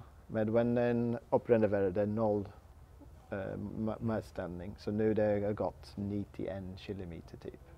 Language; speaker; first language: Swedish; non-native, learner; English